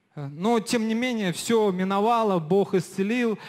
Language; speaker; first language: Russian; native; Russian